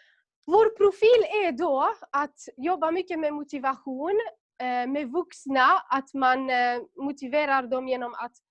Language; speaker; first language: Swedish; non-native, local second language; Kurdish